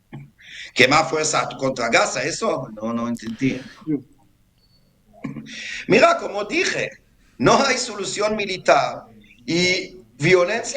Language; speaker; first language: Spanish; non-native, fluent; Hebrew